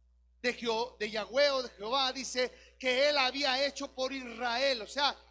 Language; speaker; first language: Spanish; native; Spanish